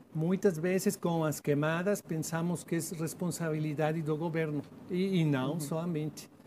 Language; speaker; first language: Portuguese; non-native, learner; Spanish